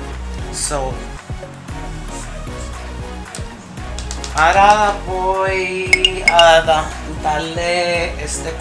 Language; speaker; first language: Spanish; early bilingual, heritage; Spanish